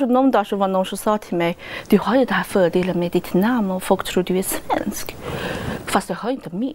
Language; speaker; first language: Swedish; non-native, fluent; Chinese